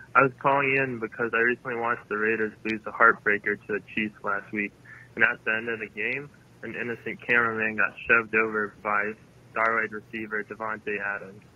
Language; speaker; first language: English; native; English